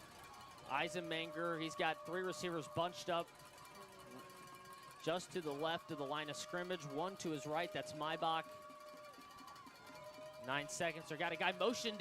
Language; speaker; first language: English; native; English